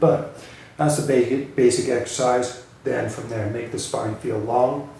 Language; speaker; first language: English; native; English